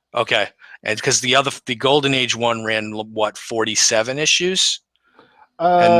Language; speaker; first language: English; native; English